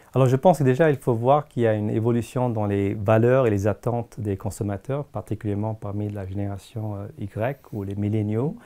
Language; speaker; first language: French; non-native, fluent; Tamil